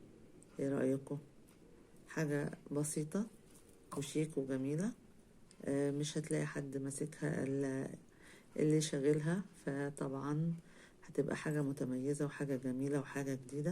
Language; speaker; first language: Arabic; native; Arabic